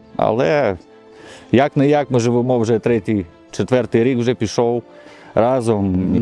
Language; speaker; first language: Ukrainian; non-native, local second language; Russian